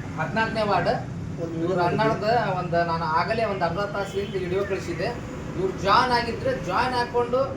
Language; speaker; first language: Kannada; non-native, local second language; Lambadi